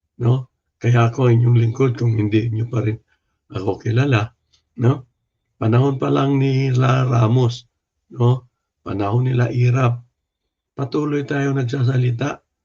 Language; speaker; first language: Filipino; non-native, local second language; Cebuano